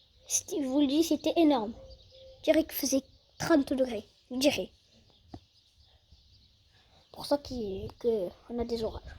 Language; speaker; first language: French; native; French